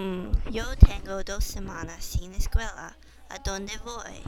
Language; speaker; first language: Spanish; non-native, learner; English